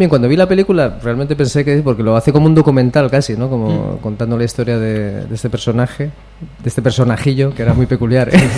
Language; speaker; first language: Spanish; native; Spanish